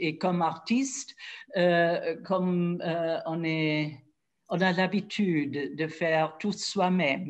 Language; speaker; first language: French; non-native, fluent; German